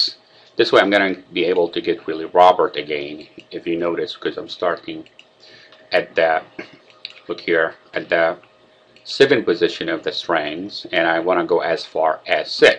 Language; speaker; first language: English; non-native, fluent; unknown